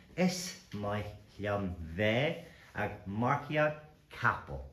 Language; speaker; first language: Irish; non-native, local second language; English